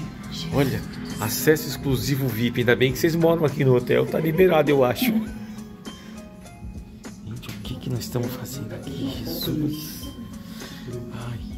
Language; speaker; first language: Portuguese; native; Portuguese